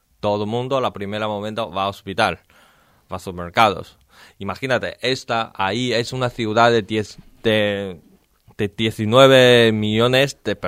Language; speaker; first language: Spanish; non-native, learner; Chinese